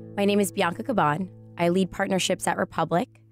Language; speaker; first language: English; native; English